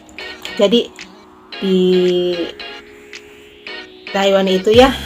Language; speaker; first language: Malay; non-native, local second language; Javanese